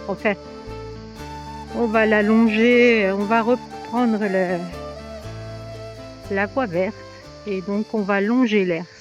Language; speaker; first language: French; native; French